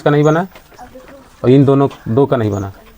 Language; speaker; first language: Hindi; native; Hindi